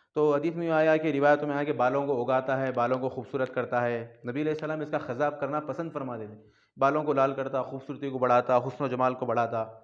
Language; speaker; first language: Urdu; native; Urdu